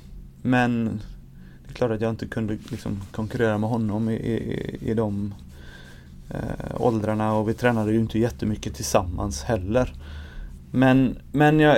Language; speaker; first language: Swedish; native; Swedish